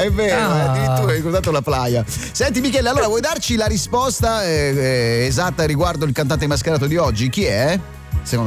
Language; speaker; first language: Italian; native; Italian